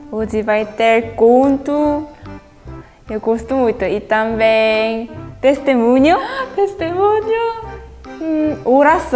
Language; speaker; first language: Portuguese; non-native, fluent; Korean